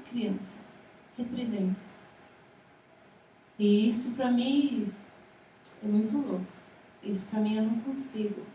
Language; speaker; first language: Portuguese; non-native, fluent; English